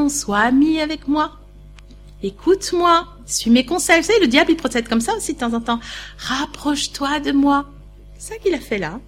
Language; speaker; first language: French; native; French